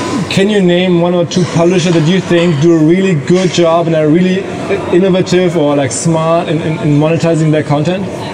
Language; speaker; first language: English; non-native, fluent; German